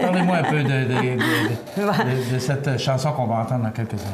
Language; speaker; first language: French; native; French